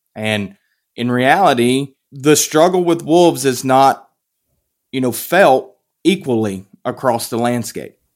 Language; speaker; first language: English; native; English